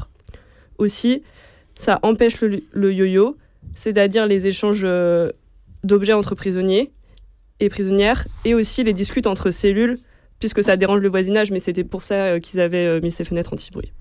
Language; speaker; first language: French; native; French